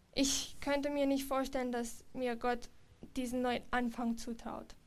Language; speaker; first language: German; non-native, fluent; Romanian